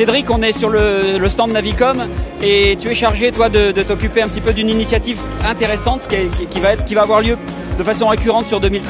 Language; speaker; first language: French; native; French